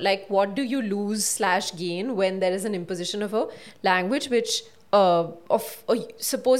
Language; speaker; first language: English; non-native, local second language; Hindi